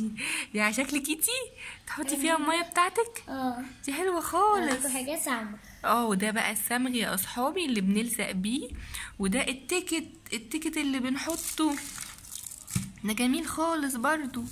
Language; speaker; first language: Arabic; native; Arabic